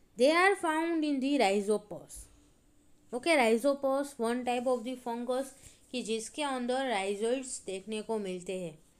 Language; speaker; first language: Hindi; non-native, local second language; Gujarati